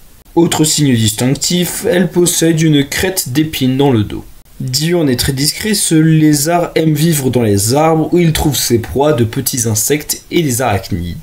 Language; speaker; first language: French; native; French